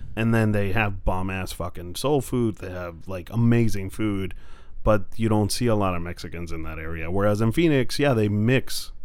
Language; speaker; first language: English; non-native, fluent; Spanish